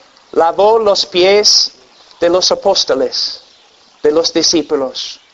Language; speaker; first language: Spanish; non-native, fluent; English